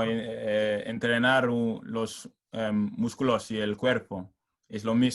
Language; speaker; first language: Spanish; non-native, learner; English